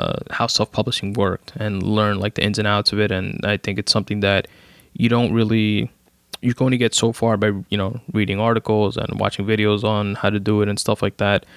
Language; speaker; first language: English; native; English